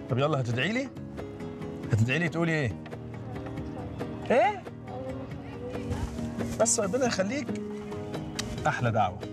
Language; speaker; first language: Arabic; native; Arabic